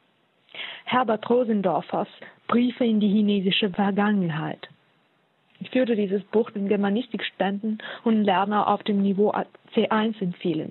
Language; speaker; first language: German; non-native, fluent; Russian